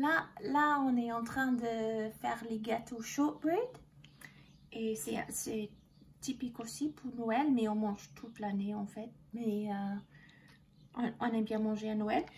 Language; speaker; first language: French; non-native, learner; English